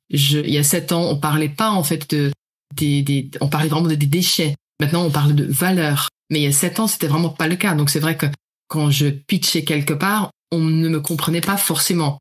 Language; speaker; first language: French; non-native, fluent; Dutch